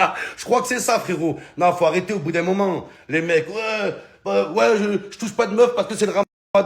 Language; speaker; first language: French; native; French